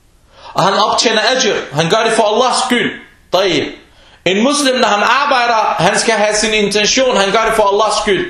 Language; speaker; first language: Danish; early bilingual, other home language; Arabic